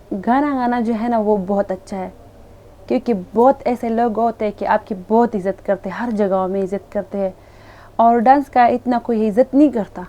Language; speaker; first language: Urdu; non-native, local second language; Pashto